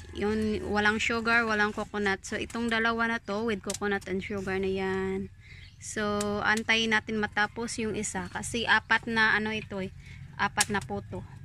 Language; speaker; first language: Filipino; non-native, local second language; Cebuano